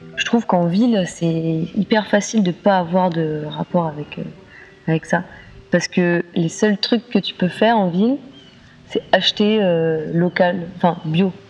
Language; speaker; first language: French; native; French